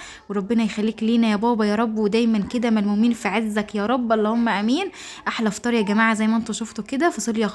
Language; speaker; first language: Arabic; native; Arabic